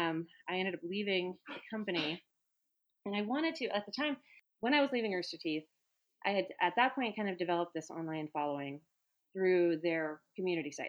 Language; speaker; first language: English; native; English